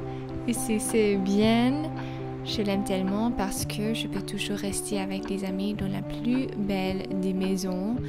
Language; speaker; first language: French; non-native, learner; English